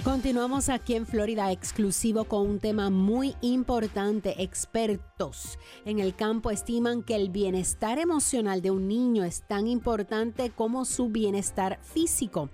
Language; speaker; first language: Spanish; native; Spanish